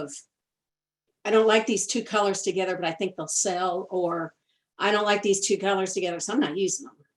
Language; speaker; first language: English; native; English